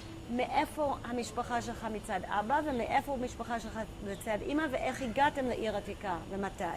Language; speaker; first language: Hebrew; native; Hebrew